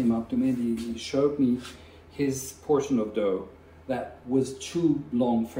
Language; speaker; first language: English; non-native, fluent; Swiss German